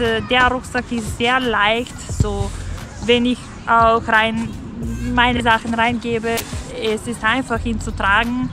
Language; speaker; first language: German; non-native, fluent; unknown